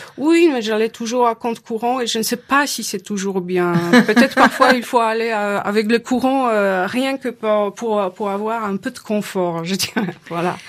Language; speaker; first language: French; non-native, fluent; Polish